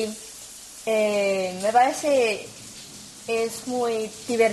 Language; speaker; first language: Spanish; non-native, learner; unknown